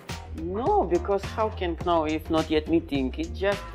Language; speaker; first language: English; non-native, learner; Ukrainian